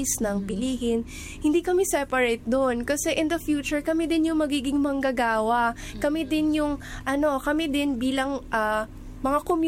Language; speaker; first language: Filipino; non-native, local second language; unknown